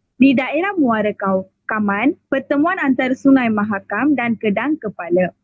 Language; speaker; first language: Malay; non-native, local second language; Iban